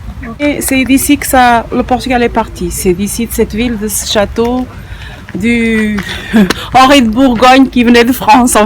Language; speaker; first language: French; non-native, fluent; Portuguese